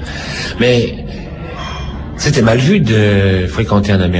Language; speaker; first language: French; native; French